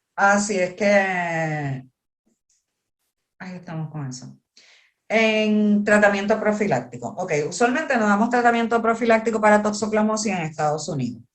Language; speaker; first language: Spanish; native; Spanish